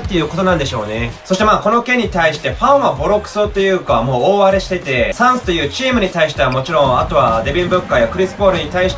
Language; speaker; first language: Japanese; native; Japanese